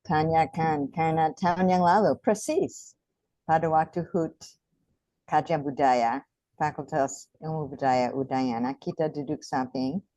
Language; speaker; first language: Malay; non-native, fluent; English